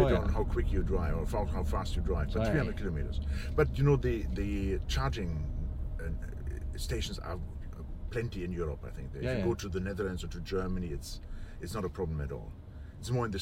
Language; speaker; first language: English; non-native, fluent; German